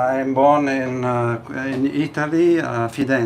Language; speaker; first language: English; non-native, learner; Italian